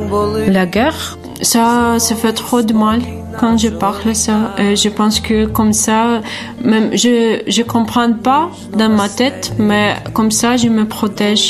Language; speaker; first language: French; non-native, fluent; Ukrainian